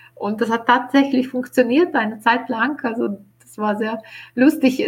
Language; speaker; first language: German; non-native, fluent; Ukrainian